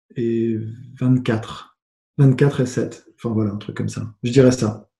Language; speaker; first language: French; native; French